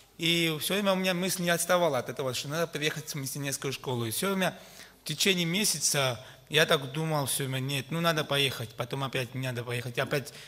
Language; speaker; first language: Russian; non-native, local second language; Georgian